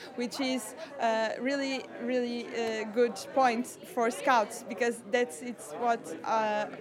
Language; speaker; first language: English; non-native, fluent; Portuguese